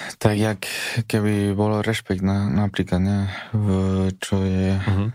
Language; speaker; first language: Slovak; non-native, fluent; Spanish